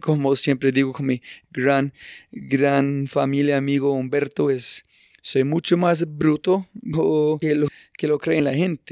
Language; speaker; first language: Spanish; non-native, fluent; English